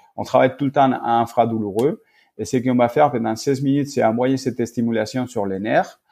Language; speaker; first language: French; non-native, fluent; Spanish